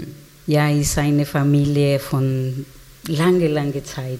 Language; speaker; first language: German; non-native, learner; Spanish